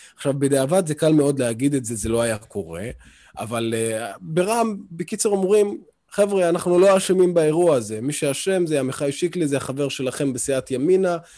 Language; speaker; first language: Hebrew; non-native, local second language; Arabic